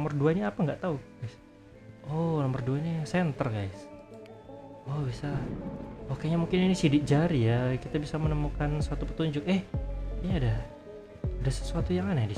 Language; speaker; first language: Indonesian; native; Indonesian